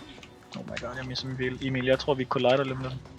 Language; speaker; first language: Danish; native; Danish